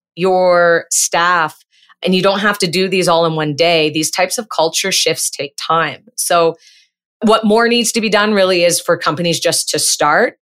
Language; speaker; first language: English; native; English